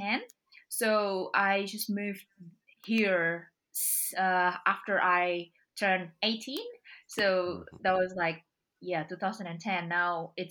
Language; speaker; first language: English; non-native, fluent; Indonesian